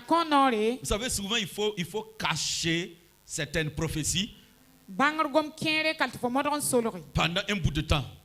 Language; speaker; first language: French; non-native, local second language; Mossi